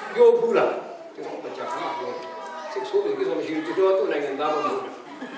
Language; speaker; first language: Burmese; non-native, local second language; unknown